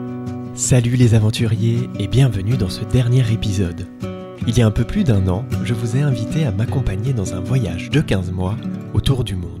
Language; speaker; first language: French; native; French